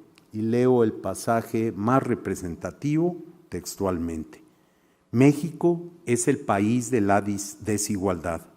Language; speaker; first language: Spanish; native; Spanish